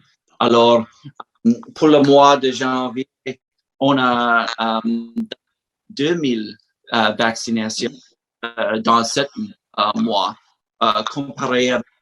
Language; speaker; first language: French; non-native, learner; English